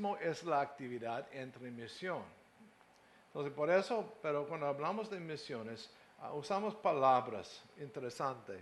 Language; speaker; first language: Spanish; non-native, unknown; English